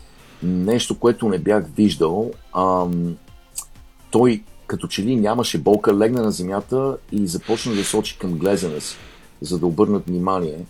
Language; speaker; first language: Bulgarian; native; Bulgarian